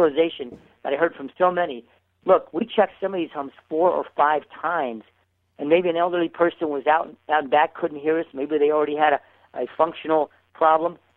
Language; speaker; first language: English; native; English